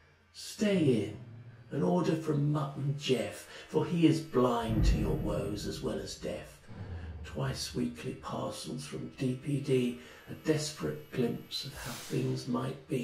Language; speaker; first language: English; native; English